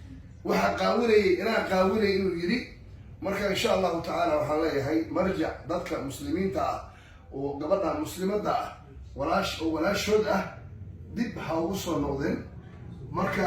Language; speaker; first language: Somali; native; Somali